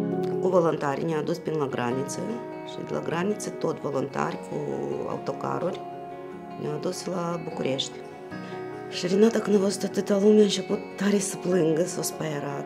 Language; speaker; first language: Romanian; non-native, learner; Russian